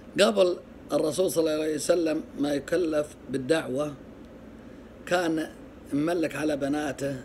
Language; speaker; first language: Arabic; native; Arabic